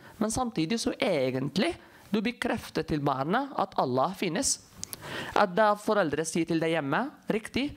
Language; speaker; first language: Norwegian; non-native, fluent; Arabic